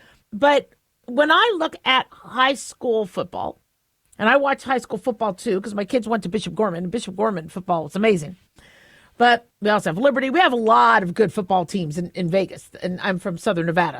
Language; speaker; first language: English; native; English